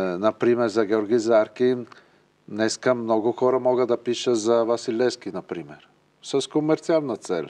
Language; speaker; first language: Bulgarian; non-native, fluent; Italian